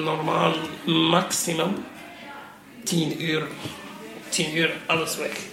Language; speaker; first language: Dutch; non-native, learner; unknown